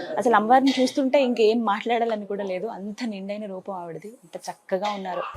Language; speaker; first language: Telugu; native; Telugu